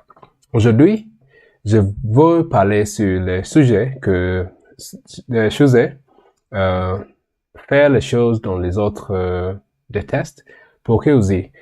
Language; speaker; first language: French; non-native, learner; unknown